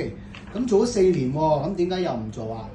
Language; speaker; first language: Cantonese; native; Cantonese